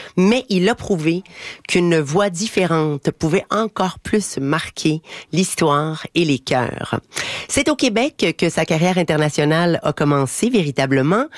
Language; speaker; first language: French; native; French